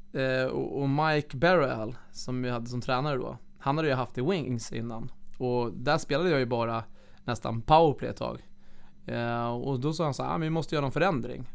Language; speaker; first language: Swedish; native; Swedish